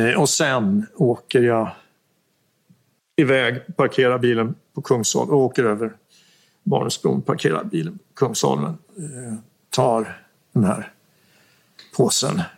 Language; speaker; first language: Swedish; native; Swedish